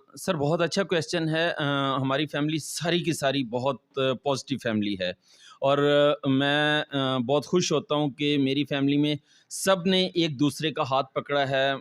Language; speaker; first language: Urdu; non-native, local second language; Punjabi